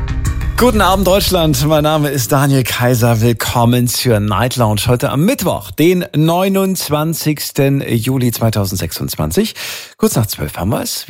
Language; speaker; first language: German; native; German